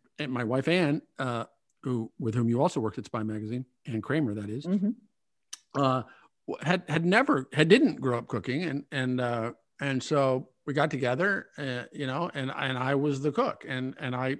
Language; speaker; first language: English; native; English